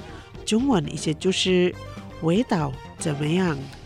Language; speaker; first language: Chinese; non-native, fluent; Indonesian